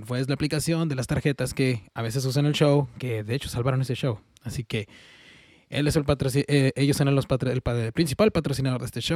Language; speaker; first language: Spanish; early bilingual, heritage; Spanish